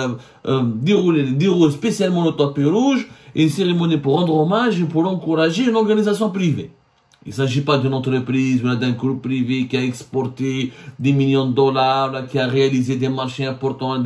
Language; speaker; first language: French; non-native, local second language; Arabic